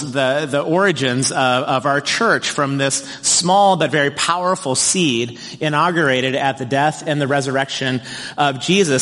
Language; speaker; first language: English; native; English